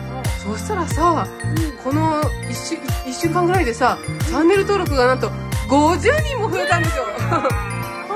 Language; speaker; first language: Japanese; native; Japanese